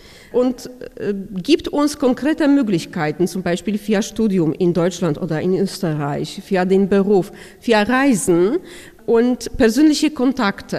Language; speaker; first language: German; non-native, fluent; Polish